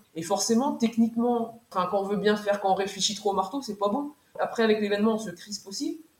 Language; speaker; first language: French; native; French